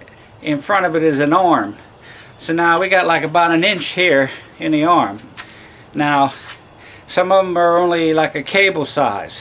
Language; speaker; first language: English; native; English